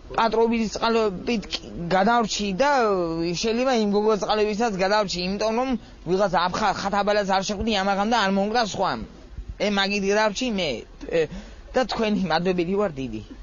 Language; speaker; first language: Georgian; non-native, local second language; Mingrelian